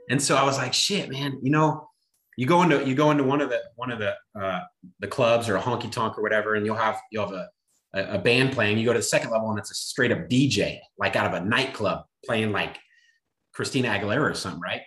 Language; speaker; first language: English; native; English